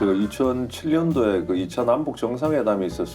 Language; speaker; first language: Korean; native; Korean